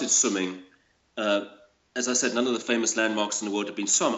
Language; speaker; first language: English; native; English